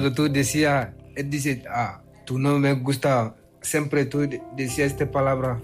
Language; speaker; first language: Spanish; non-native, learner; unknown